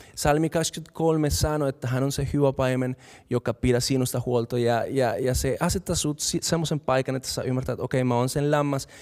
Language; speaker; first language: Finnish; non-native, fluent; Spanish